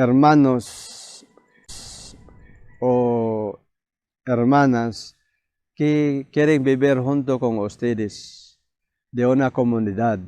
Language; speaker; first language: Spanish; non-native, fluent; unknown